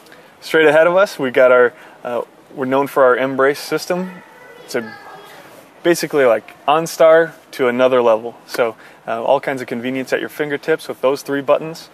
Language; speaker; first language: English; native; English